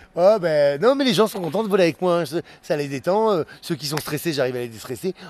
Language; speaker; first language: French; native; French